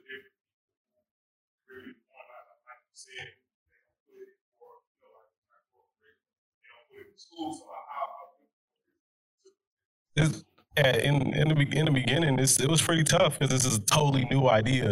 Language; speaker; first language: English; native; English